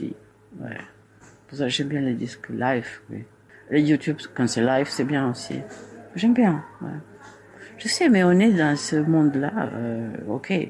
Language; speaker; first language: French; non-native, fluent; Spanish